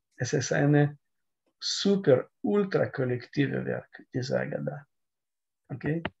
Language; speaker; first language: German; non-native, learner; Russian